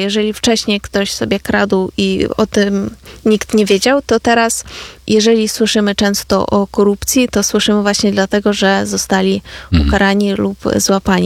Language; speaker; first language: Polish; non-native, fluent; Ukrainian